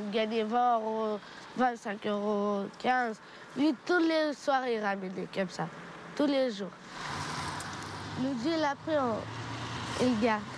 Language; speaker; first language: French; non-native, learner; Romanian